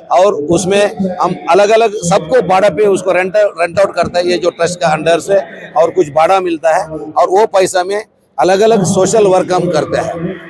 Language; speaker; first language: Hindi; non-native, local second language; Tulu